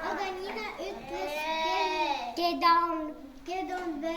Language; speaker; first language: Estonian; non-native, local second language; Russian